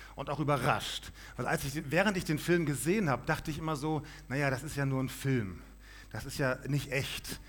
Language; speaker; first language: German; native; German